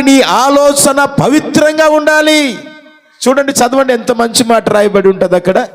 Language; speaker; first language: Telugu; non-native, local second language; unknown